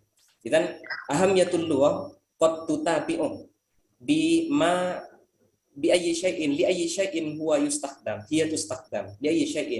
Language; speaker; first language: Arabic; non-native, fluent; Indonesian